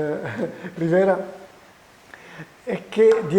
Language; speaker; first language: Spanish; non-native, fluent; Italian